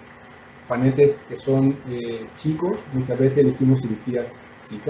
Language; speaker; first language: Spanish; native; Spanish